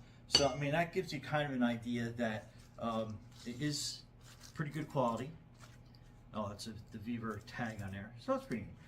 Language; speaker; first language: English; native; English